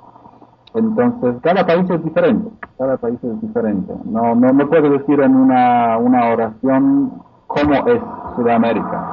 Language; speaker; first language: Spanish; non-native, fluent; Polish